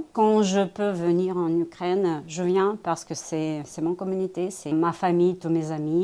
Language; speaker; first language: French; non-native, fluent; Ukrainian